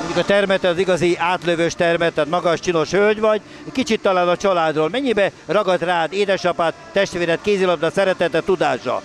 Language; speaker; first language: Hungarian; native; Hungarian